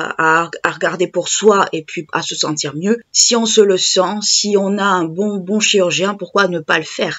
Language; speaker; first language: French; native; French